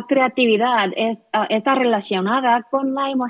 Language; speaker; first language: Spanish; non-native, learner; Korean